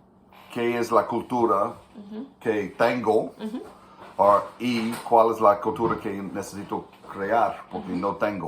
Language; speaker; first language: Spanish; non-native, fluent; English